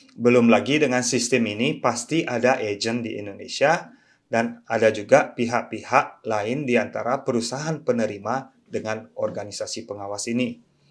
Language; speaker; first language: Indonesian; early bilingual, other home language; Japanese